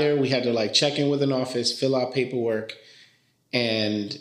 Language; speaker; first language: English; early bilingual, other home language; Spanish